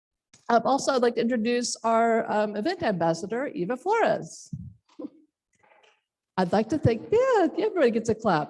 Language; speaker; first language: English; native; English